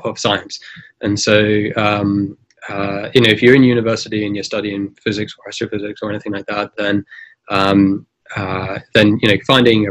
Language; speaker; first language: English; native; English